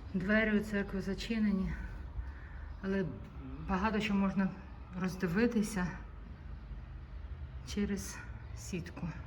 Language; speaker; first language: Ukrainian; native; Ukrainian